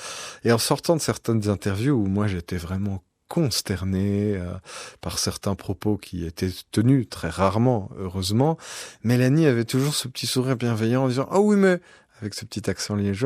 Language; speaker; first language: French; native; French